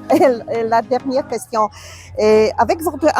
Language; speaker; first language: French; non-native, learner; Polish